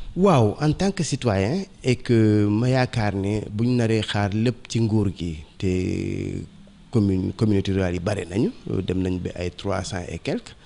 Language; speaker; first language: Wolof; non-native, local second language; Mandingo